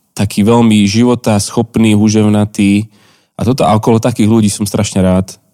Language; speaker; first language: Slovak; native; Slovak